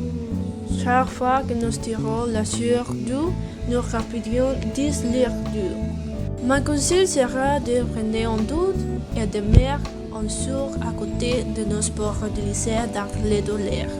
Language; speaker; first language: French; non-native, learner; Spanish